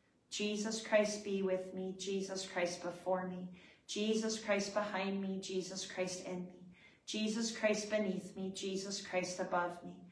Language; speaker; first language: English; native; English